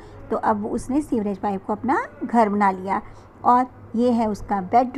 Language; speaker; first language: Hindi; native; Hindi